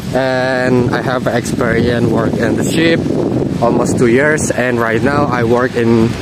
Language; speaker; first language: English; non-native, learner; Indonesian